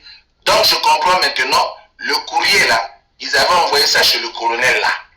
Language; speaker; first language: French; non-native, local second language; Lingala